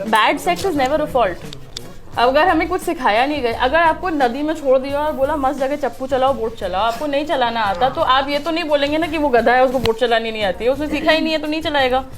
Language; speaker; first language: Hindi; native; Hindi